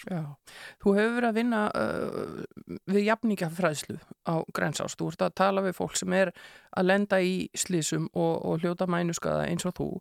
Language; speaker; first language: Icelandic; native; Icelandic